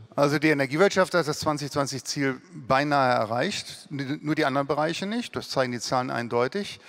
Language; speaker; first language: German; native; German